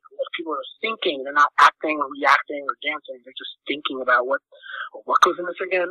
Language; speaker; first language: English; native; English